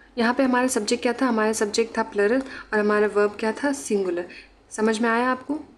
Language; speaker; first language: Hindi; non-native, local second language; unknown